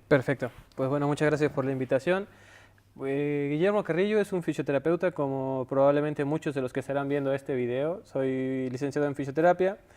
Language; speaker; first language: Spanish; native; Spanish